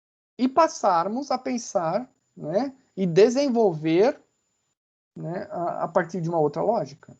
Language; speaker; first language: Portuguese; native; Portuguese